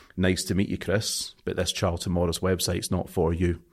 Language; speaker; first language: English; native; English